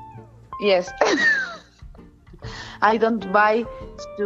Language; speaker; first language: English; non-native, learner; Spanish